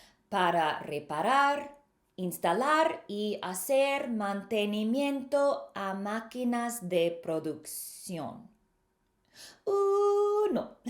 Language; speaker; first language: Spanish; non-native, fluent; English